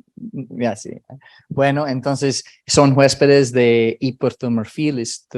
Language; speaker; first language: Spanish; non-native, fluent; English